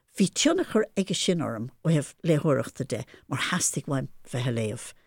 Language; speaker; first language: Irish; non-native, local second language; English